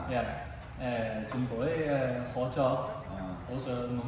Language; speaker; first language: Vietnamese; non-native, learner; Japanese